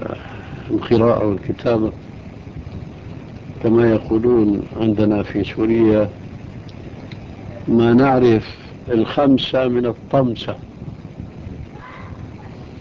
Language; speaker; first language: Arabic; native; Arabic